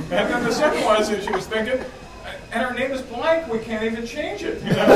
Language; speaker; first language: English; native; English